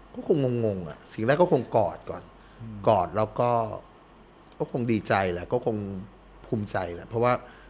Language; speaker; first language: Thai; early bilingual, heritage; Thai